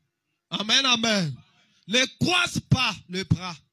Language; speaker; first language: French; non-native, local second language; Lingala